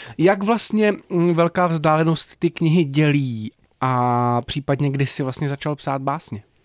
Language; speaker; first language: Czech; native; Czech